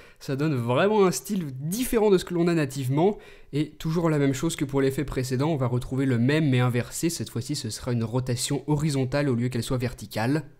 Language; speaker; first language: French; native; French